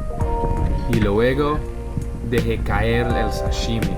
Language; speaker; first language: Spanish; non-native, learner; English